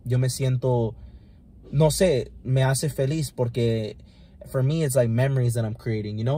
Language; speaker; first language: English; early bilingual, other home language; Spanish